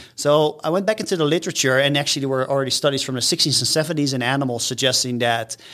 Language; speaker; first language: English; non-native, fluent; Dutch